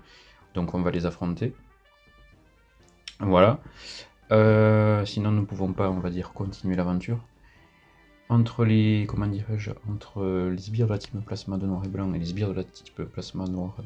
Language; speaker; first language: French; native; French